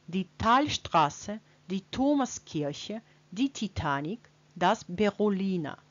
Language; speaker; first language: German; non-native, fluent; Russian